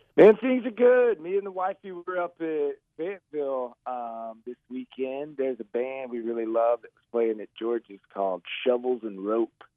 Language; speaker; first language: English; native; English